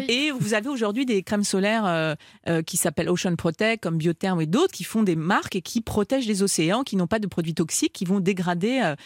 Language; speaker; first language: French; native; French